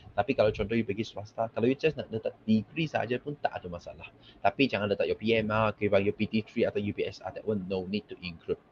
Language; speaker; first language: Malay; non-native, local second language; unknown